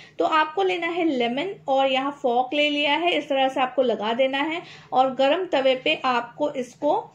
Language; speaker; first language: Hindi; non-native, local second language; Gujarati